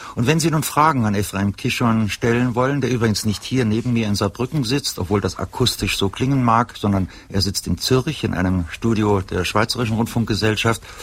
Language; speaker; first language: German; native; German